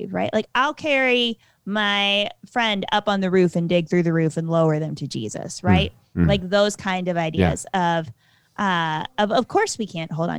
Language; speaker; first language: English; native; English